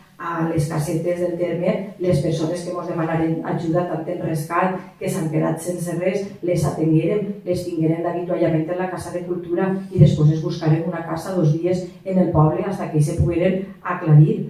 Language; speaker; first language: Catalan; native; Catalan